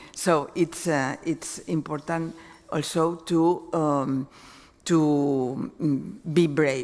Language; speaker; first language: English; non-native, fluent; Spanish